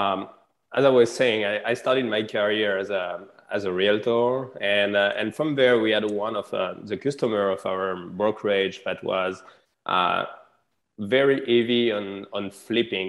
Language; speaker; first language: English; non-native, fluent; French